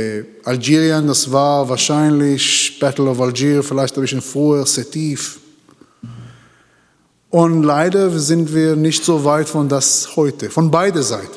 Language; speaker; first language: German; non-native, learner; Hebrew